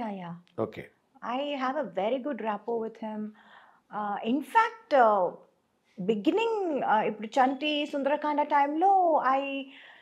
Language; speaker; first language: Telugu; non-native, local second language; Tamil